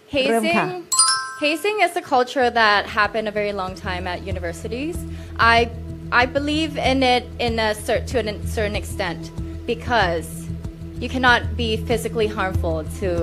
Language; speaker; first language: English; non-native, fluent; Thai